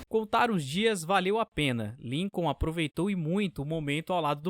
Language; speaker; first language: Portuguese; native; Portuguese